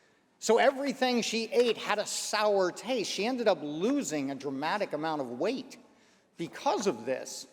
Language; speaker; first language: English; native; English